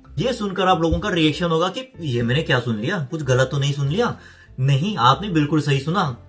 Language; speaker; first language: Hindi; non-native, fluent; Korean